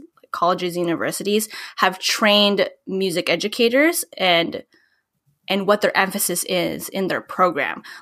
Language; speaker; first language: English; early bilingual, other home language; Filipino